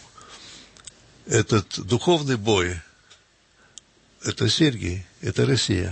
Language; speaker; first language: Russian; early bilingual, heritage; Russian